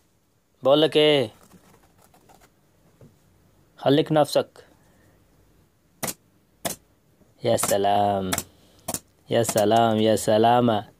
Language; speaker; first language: Arabic; non-native, learner; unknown